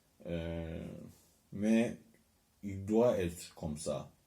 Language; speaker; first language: French; non-native, learner; Turkish